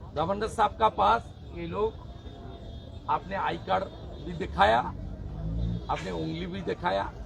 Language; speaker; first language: Hindi; non-native, local second language; Bangla